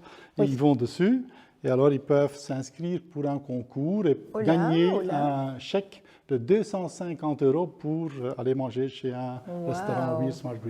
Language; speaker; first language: French; non-native, local second language; Dutch